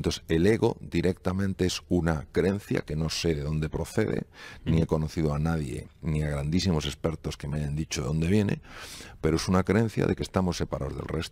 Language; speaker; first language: Spanish; native; Spanish